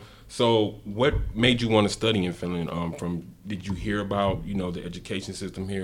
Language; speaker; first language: English; native; English